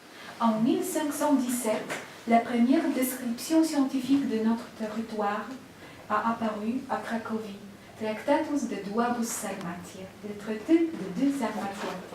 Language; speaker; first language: French; non-native, fluent; Polish